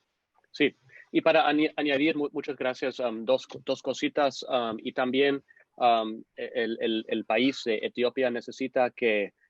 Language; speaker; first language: Spanish; non-native, fluent; English